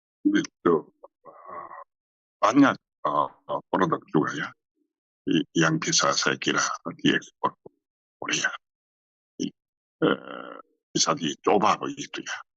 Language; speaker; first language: Indonesian; non-native, fluent; Korean